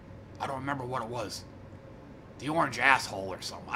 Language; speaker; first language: English; native; English